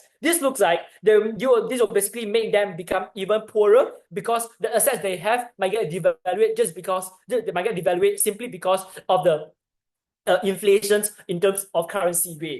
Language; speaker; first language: English; non-native, learner; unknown